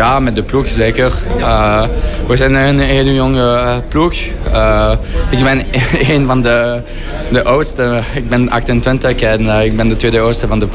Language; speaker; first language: Dutch; non-native, fluent; French